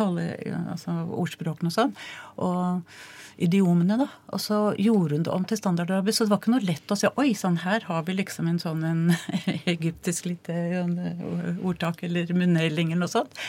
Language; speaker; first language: Norwegian; native; Norwegian